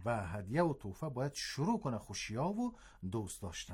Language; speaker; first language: Persian; native; Persian